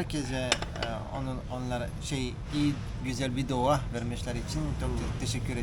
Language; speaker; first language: Turkish; early bilingual, heritage; Turkish